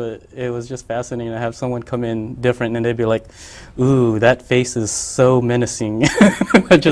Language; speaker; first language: English; early bilingual, other home language; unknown